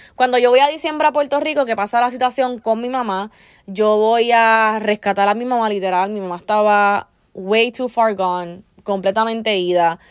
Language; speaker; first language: Spanish; early bilingual, heritage; Spanish